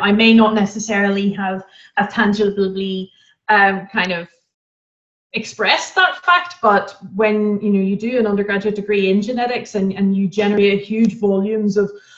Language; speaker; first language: English; native; English